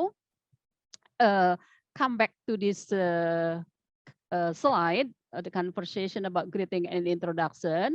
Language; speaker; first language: English; non-native, fluent; Indonesian